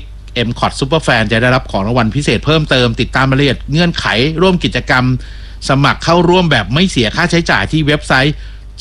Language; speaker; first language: Thai; native; Thai